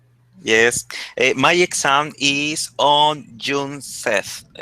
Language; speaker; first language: English; non-native, learner; Spanish